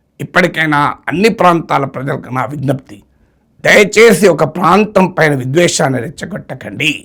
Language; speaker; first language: Telugu; native; Telugu